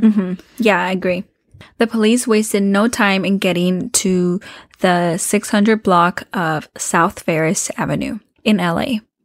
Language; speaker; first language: English; early bilingual, other home language; Spanish